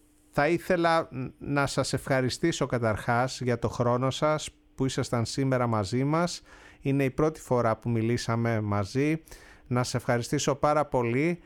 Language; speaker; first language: Greek; native; Greek